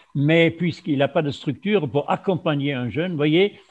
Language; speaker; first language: French; non-native, fluent; German